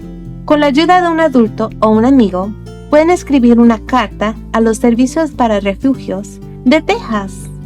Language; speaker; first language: Spanish; early bilingual, other home language; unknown